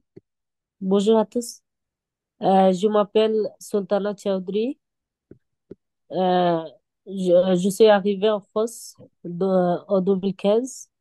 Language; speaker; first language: French; non-native, learner; Bangla